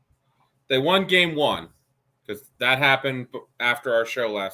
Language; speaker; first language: English; native; English